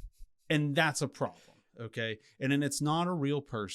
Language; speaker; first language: English; native; English